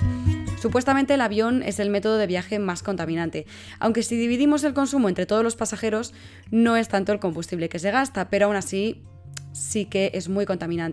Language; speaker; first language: Spanish; native; Spanish